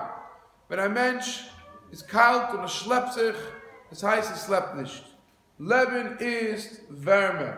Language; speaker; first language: German; non-native, fluent; English